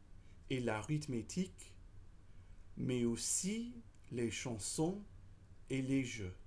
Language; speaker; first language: French; non-native, fluent; English